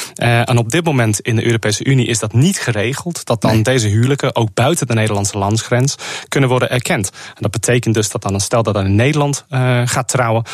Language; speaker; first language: Dutch; non-native, fluent; English